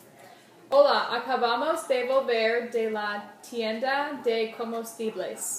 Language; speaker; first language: Spanish; non-native, learner; English